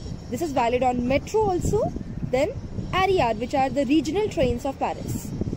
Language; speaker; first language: English; non-native, local second language; Hindi